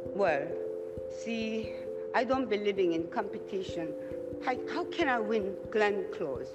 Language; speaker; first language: English; non-native, fluent; Korean